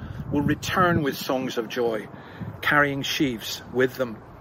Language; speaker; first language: English; native; English